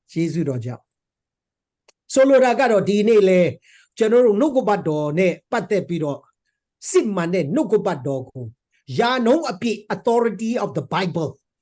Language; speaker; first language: Burmese; non-native, local second language; Hakha Chin